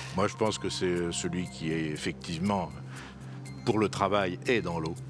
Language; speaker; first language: French; native; French